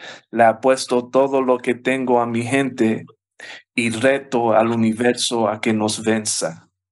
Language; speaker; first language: Spanish; early bilingual, heritage; Spanish